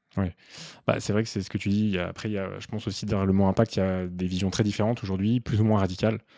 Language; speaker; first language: French; native; French